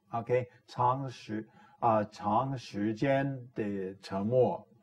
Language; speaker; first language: Chinese; non-native, fluent; English